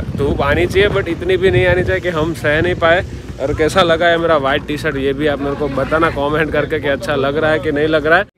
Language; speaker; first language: Hindi; non-native, local second language; Gujarati